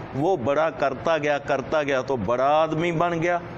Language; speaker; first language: Hindi; non-native, local second language; Punjabi